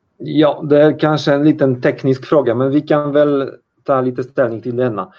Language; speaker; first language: Swedish; non-native, fluent; Polish